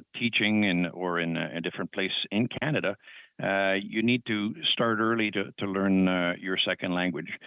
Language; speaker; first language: English; non-native, fluent; French